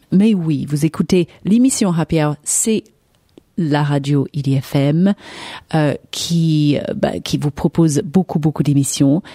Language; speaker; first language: French; non-native, fluent; English